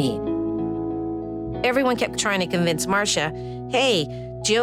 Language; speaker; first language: English; native; English